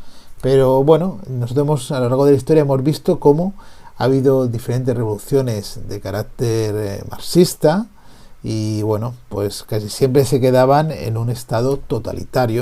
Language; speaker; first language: Spanish; native; Spanish